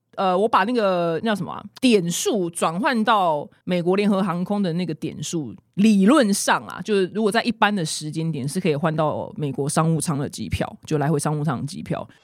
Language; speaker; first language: Chinese; native; Chinese